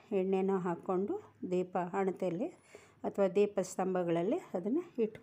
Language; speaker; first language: Kannada; non-native, local second language; Telugu